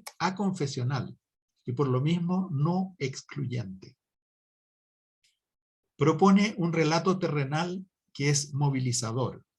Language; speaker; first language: Spanish; native; Spanish